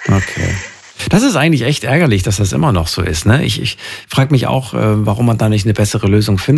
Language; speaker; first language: German; native; German